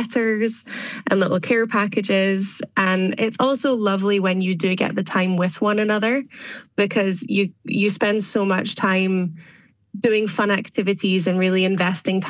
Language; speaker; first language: English; native; English